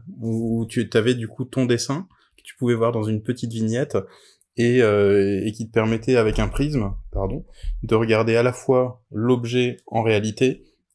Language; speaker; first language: French; native; French